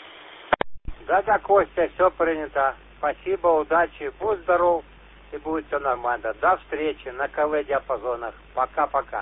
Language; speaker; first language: Russian; native; Russian